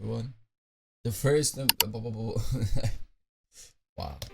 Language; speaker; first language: English; non-native, fluent; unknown